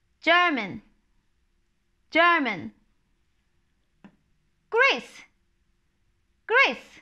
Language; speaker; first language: English; non-native, fluent; Turkish